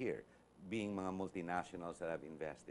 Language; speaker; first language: English; non-native, local second language; Filipino